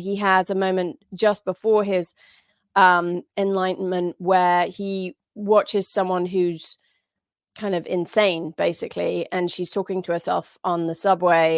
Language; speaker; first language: English; native; English